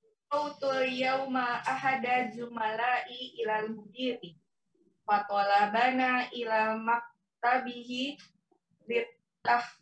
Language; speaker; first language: Arabic; non-native, learner; Indonesian